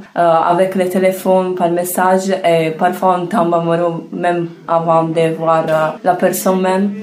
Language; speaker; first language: French; non-native, fluent; Italian